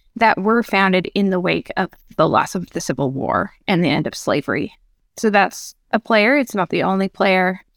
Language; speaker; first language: English; native; English